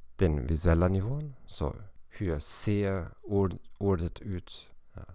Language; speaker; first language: Swedish; non-native, fluent; German